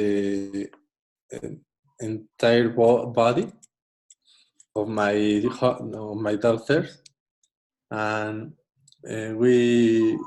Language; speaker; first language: English; non-native, learner; Spanish